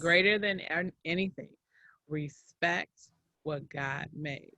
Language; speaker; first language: English; native; English